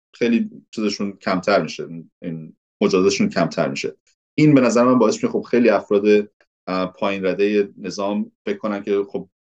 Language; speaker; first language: Persian; early bilingual, heritage; Persian